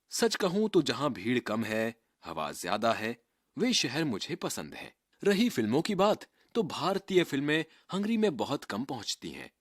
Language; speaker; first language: Hindi; native; Hindi